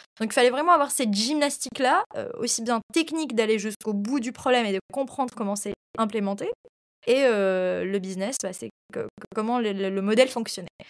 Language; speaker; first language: French; non-native, local second language; Arabic